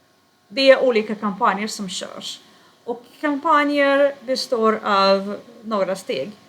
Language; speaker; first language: Swedish; non-native, fluent; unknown